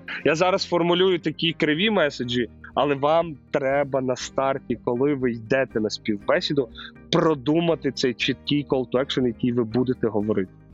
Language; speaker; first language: Ukrainian; native; Ukrainian